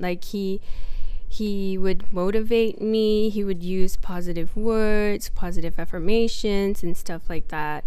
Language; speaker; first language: English; non-native, local second language; Malay